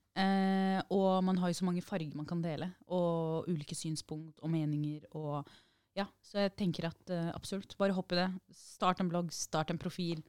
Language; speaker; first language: Norwegian; early bilingual, other home language; Arabic